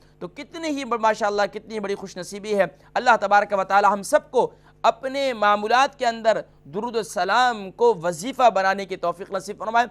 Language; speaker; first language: Urdu; native; Urdu